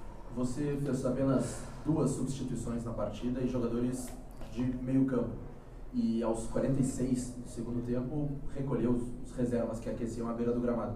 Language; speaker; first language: Portuguese; native; Portuguese